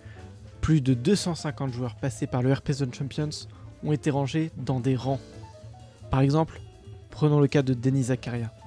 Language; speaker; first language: French; native; French